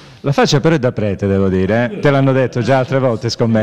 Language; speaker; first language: Italian; native; Italian